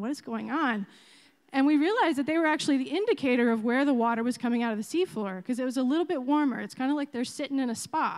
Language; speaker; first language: English; native; English